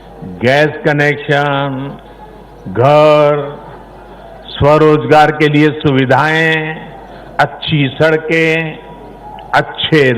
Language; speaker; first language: Hindi; non-native, local second language; Gujarati